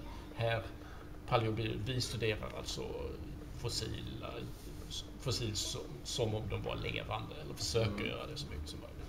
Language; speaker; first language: Swedish; native; Swedish